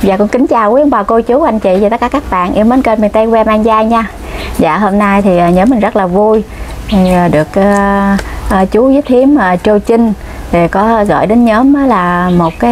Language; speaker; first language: Vietnamese; native; Vietnamese